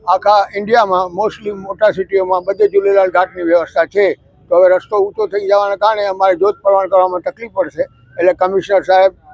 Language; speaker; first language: Gujarati; non-native, local second language; Sindhi